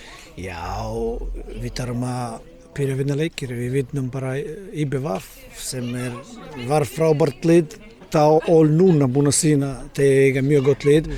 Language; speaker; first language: Icelandic; non-native, learner; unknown